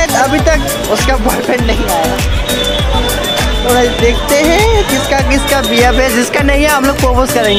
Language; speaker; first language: Hindi; non-native, local second language; Bangla